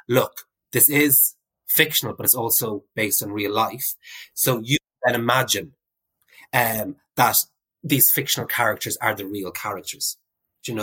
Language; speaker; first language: English; native; English